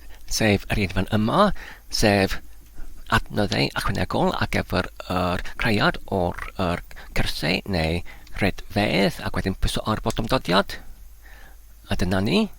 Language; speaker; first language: Welsh; non-native, learner; Polish